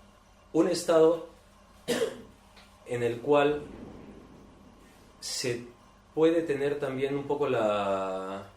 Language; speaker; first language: Spanish; native; Spanish